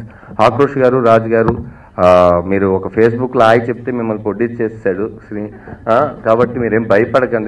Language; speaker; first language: Telugu; native; Telugu